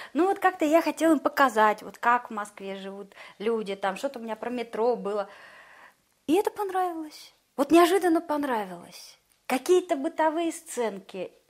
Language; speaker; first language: Russian; native; Russian